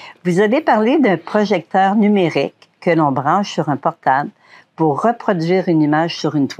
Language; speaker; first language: French; native; French